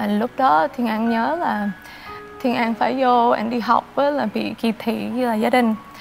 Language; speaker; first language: Vietnamese; early bilingual, other home language; English